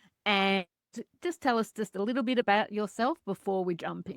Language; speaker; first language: English; native; English